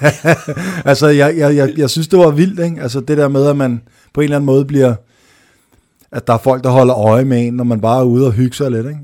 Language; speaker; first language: Danish; native; Danish